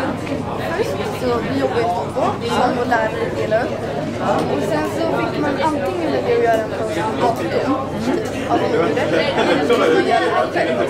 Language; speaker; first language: Swedish; native; Swedish